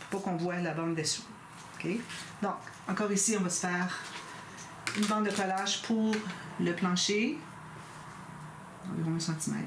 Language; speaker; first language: French; native; French